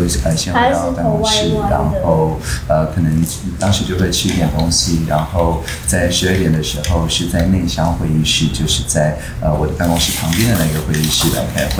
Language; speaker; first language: Chinese; native; Chinese